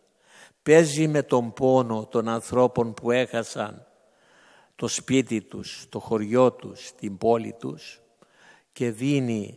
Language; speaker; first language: Greek; native; Greek